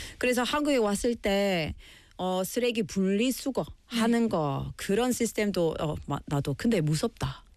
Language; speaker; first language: Korean; non-native, fluent; English